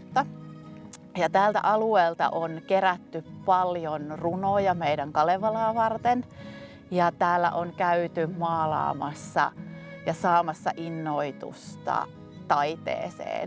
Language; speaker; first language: Finnish; native; Finnish